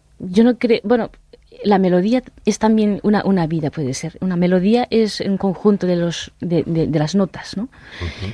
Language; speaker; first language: Spanish; non-native, fluent; Japanese